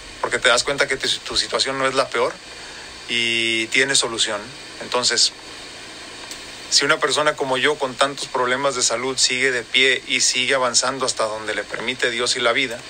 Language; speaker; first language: Spanish; native; Spanish